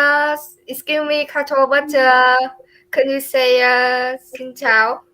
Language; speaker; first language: English; non-native, learner; Vietnamese